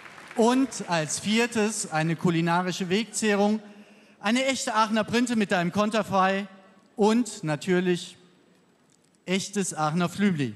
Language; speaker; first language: German; native; German